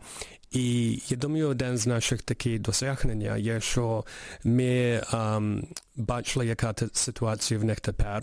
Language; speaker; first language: Ukrainian; early bilingual, heritage; Ukrainian